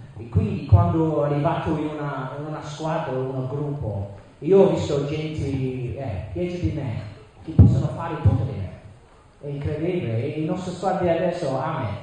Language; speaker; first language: Italian; non-native, learner; English